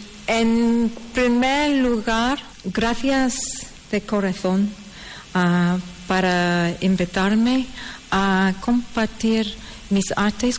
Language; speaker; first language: Spanish; non-native, learner; English